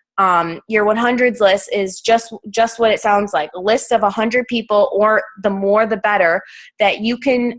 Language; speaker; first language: English; native; English